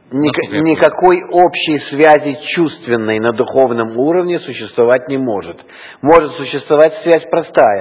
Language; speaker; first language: Russian; native; Russian